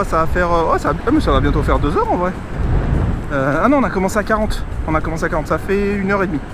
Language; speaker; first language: French; native; French